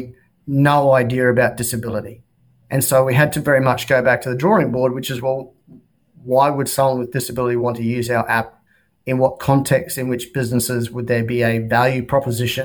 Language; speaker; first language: English; native; English